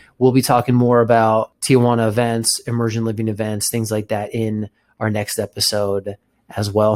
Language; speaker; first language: English; native; English